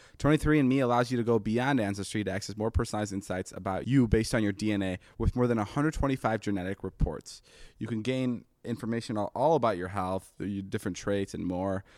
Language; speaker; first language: English; early bilingual, other home language; Slovak